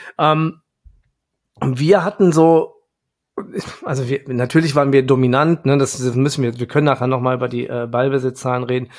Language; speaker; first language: German; native; German